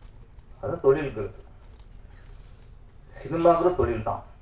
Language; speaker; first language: Tamil; native; Tamil